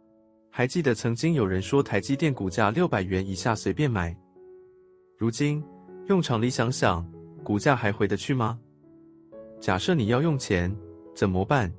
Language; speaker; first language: Chinese; native; Chinese